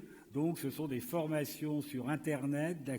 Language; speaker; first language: French; native; French